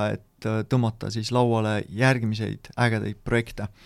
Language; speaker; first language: Estonian; native; Estonian